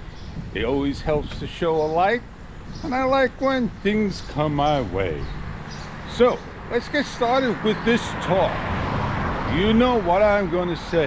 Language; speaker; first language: English; native; English